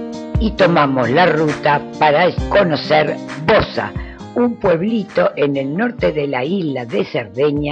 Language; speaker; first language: Spanish; native; Spanish